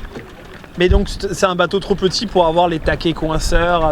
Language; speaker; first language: French; native; French